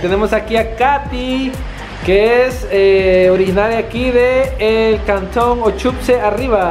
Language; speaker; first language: Spanish; native; Spanish